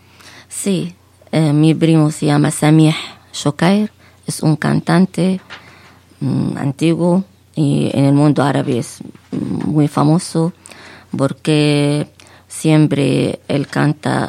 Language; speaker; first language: Spanish; non-native, fluent; Arabic